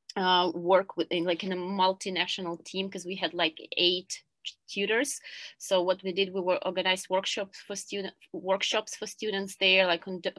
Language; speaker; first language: English; non-native, fluent; Ukrainian